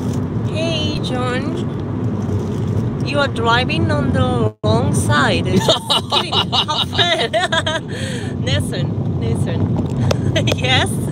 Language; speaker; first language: English; non-native, learner; Japanese